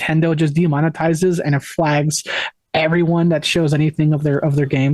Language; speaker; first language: English; native; English